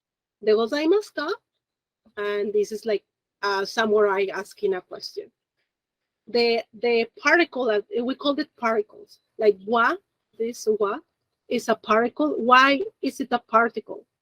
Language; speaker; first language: English; non-native, fluent; Spanish